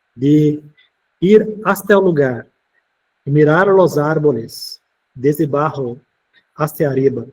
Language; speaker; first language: Spanish; non-native, fluent; Portuguese